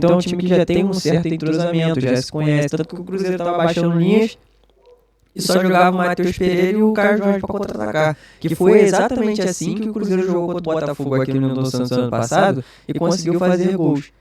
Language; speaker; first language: Portuguese; native; Portuguese